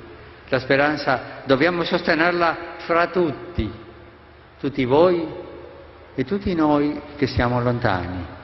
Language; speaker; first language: Italian; non-native, fluent; Spanish